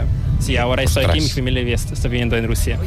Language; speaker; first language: Spanish; non-native, fluent; Korean